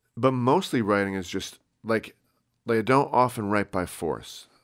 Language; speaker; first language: English; native; English